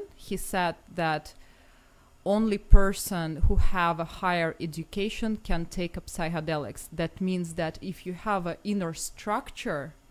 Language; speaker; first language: English; non-native, fluent; Russian